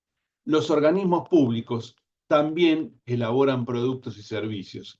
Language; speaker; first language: Spanish; native; Spanish